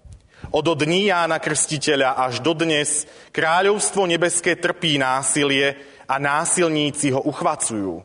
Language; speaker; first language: Slovak; native; Slovak